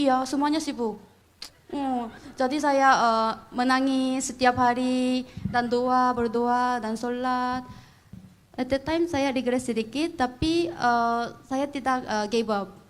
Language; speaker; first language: Indonesian; non-native, fluent; Korean